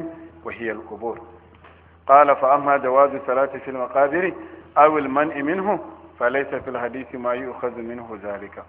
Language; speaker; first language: Arabic; non-native, fluent; Hausa